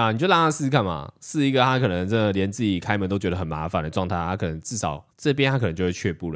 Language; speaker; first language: Chinese; native; Chinese